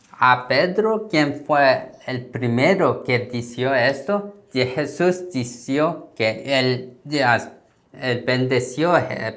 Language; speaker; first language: Spanish; non-native, learner; Korean